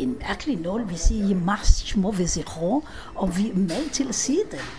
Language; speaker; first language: Danish; non-native, fluent; Hebrew